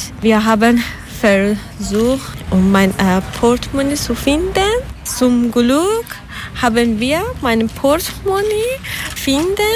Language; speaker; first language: German; non-native, learner; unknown